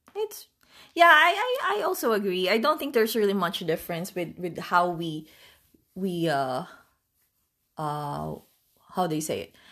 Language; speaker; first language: English; non-native, local second language; Filipino